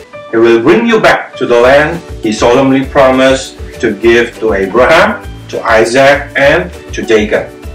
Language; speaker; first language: English; non-native, fluent; Indonesian